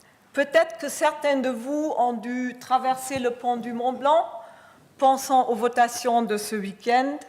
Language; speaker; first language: French; non-native, fluent; German